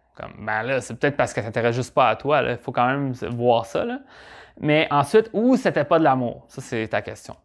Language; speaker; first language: French; native; French